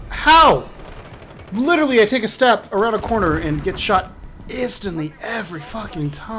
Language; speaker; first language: English; native; English